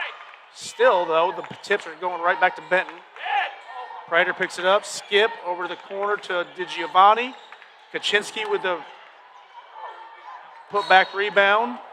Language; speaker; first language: English; native; English